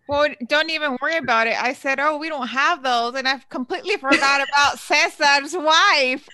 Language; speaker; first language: English; early bilingual, other home language; Spanish